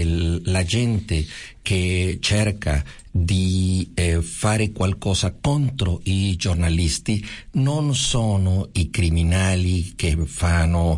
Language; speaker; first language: Italian; non-native, fluent; Spanish